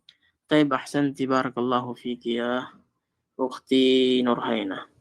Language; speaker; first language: Arabic; non-native, fluent; Filipino